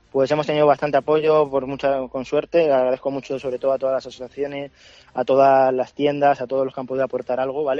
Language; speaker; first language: Spanish; native; Spanish